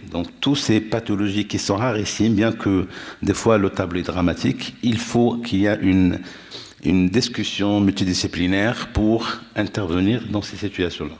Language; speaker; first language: French; non-native, local second language; Arabic